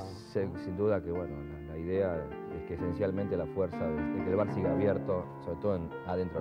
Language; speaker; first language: Spanish; native; Spanish